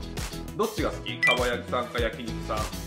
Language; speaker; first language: Japanese; native; Japanese